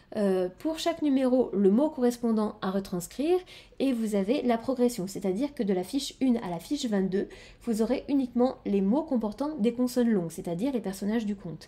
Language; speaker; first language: French; native; French